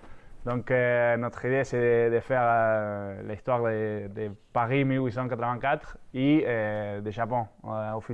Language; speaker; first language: French; non-native, fluent; Spanish